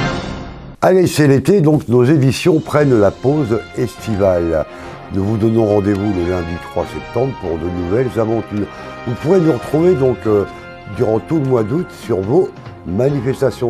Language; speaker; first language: French; native; French